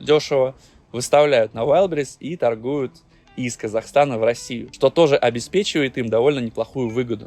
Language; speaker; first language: Russian; native; Russian